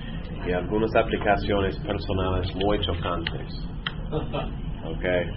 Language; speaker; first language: Spanish; non-native, fluent; English